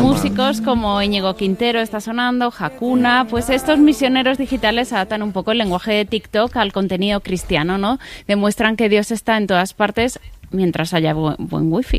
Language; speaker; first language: Spanish; native; Spanish